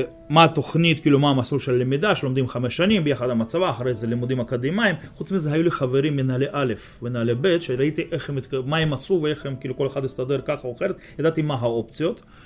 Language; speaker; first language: Hebrew; non-native, fluent; Russian